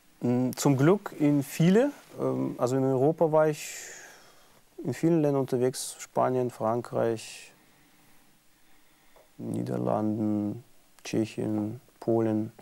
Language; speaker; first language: German; non-native, fluent; Russian